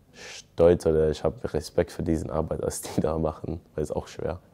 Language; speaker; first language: German; non-native, fluent; English